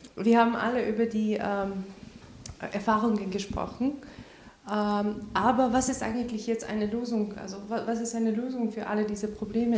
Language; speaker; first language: German; early bilingual, other home language; Albanian